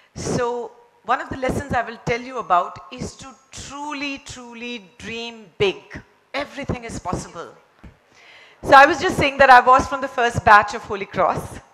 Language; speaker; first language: English; non-native, local second language; Marathi